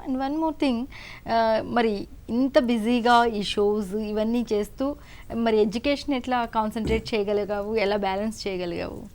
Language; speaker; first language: Telugu; native; Telugu